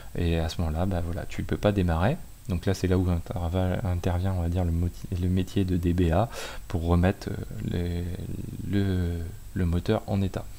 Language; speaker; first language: French; native; French